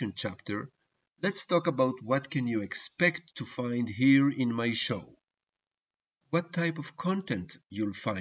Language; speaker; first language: English; early bilingual, other home language; Spanish